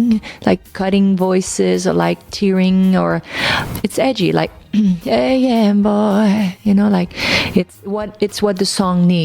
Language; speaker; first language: English; non-native, local second language; French